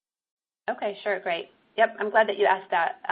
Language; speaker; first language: English; native; English